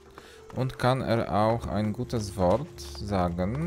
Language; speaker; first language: German; non-native, learner; Polish